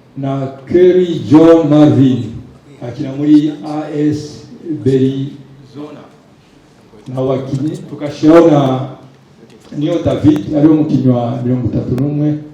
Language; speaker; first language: Kinyarwanda; native; Kinyarwanda